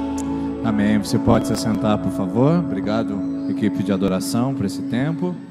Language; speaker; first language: Portuguese; native; Portuguese